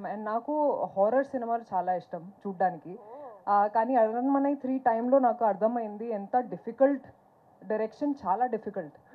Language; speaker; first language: Telugu; non-native, fluent; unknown